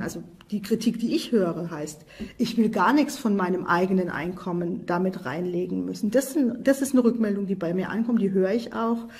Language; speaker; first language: German; native; German